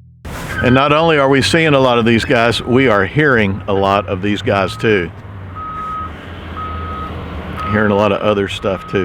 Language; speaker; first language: English; native; English